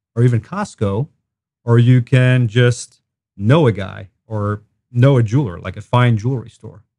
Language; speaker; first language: English; non-native, fluent; Hebrew